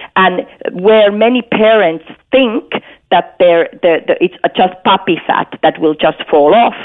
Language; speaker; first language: English; non-native, fluent; Finnish